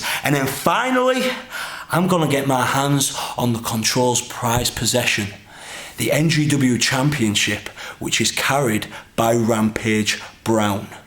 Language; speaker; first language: English; native; English